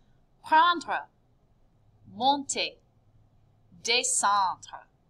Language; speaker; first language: French; non-native, fluent; English